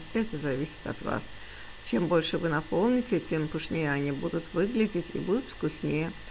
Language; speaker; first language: Russian; non-native, local second language; Azerbaijani